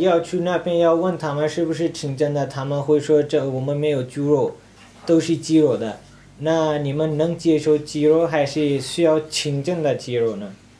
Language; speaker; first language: Chinese; non-native, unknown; Urdu